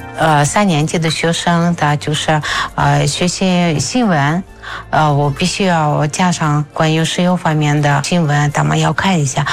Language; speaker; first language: Chinese; non-native, fluent; Russian